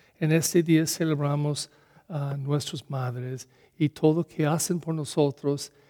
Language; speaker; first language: Spanish; non-native, learner; English